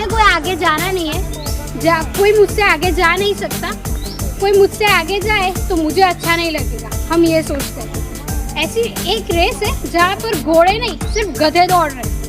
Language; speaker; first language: Hindi; non-native, local second language; Gujarati